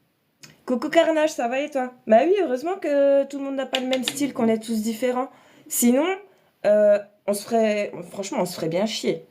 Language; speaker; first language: French; native; French